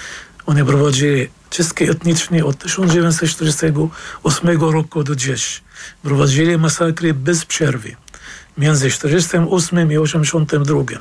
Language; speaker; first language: Polish; non-native, fluent; Arabic